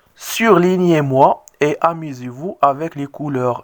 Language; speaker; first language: French; non-native, local second language; Arabic